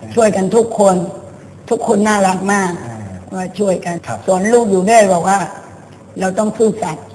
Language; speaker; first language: Thai; early bilingual, other home language; Chinese